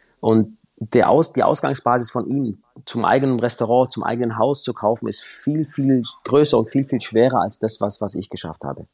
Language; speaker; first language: German; native; German